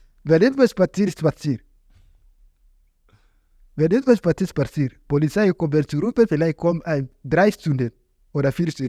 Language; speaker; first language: German; non-native, learner; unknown